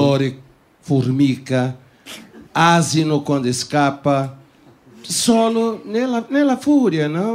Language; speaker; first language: Italian; non-native, fluent; Portuguese